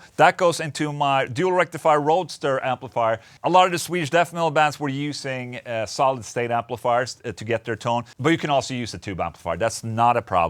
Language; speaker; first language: English; non-native, fluent; Swedish